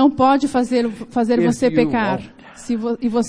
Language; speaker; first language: Portuguese; native; Portuguese